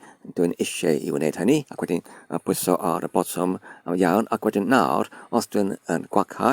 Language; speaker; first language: Welsh; non-native, fluent; English